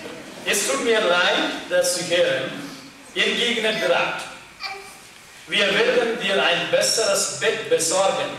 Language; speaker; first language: German; non-native, learner; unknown